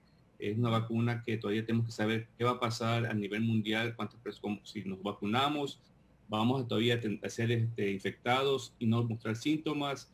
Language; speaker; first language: Spanish; native; Spanish